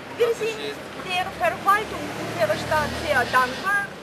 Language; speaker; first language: German; non-native, fluent; Russian